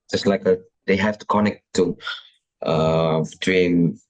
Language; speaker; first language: English; non-native, learner; Indonesian